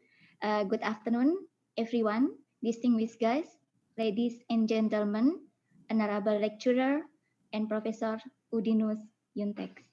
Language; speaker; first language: English; non-native, fluent; Indonesian